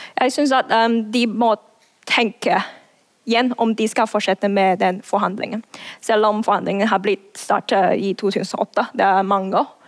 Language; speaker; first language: Norwegian; non-native, fluent; Cantonese